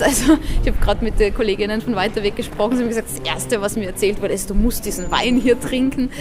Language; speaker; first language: German; native; German